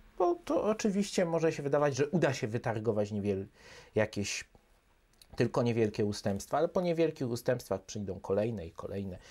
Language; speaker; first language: Polish; native; Polish